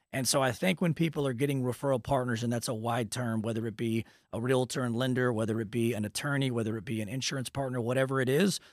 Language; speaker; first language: English; native; English